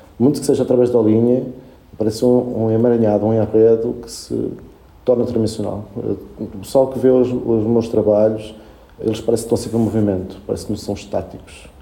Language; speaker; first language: Portuguese; early bilingual, other home language; Spanish